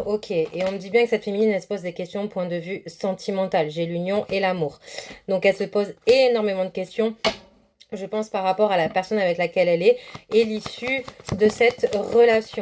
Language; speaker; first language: French; native; French